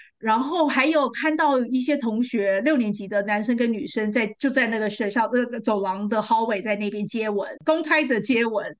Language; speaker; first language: Chinese; native; Chinese